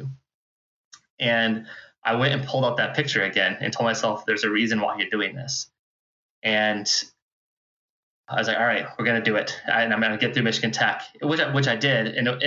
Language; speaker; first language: English; native; English